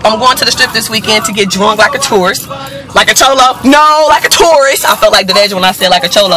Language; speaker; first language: English; native; English